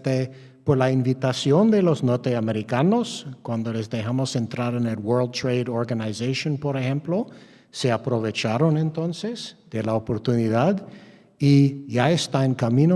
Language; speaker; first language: Spanish; non-native, fluent; English